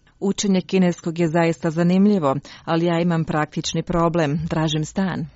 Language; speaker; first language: Croatian; native; Croatian